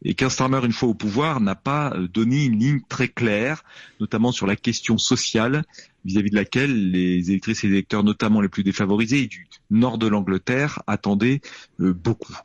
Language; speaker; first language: French; native; French